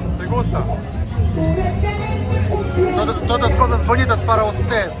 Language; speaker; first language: Spanish; non-native, learner; Russian